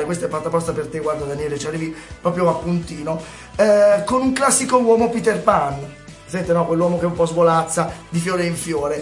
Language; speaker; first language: Italian; native; Italian